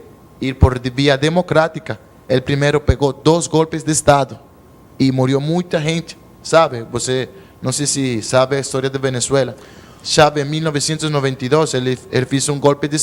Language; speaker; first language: Portuguese; non-native, learner; Spanish